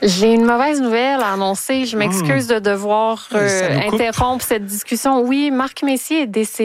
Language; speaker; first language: French; native; French